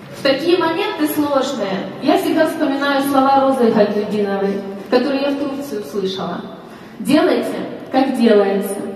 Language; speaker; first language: Russian; native; Russian